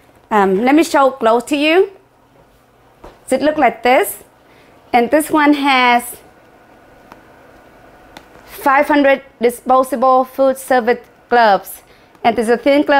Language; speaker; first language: English; non-native, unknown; Vietnamese